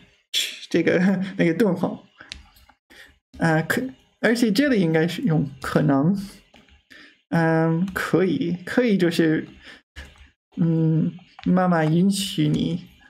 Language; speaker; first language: Chinese; non-native, learner; English